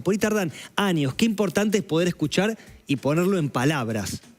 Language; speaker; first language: Spanish; native; Spanish